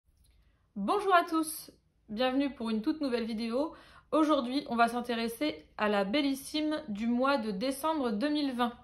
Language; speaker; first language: French; native; French